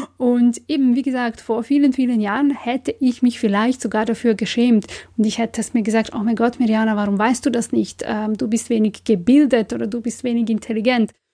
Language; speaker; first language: German; non-native, fluent; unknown